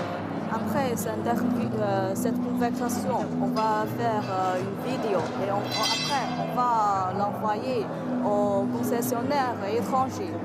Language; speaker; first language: French; non-native, fluent; Chinese